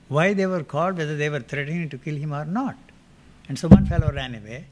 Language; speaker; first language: English; non-native, local second language; Telugu